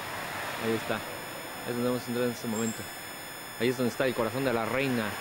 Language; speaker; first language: Spanish; native; Spanish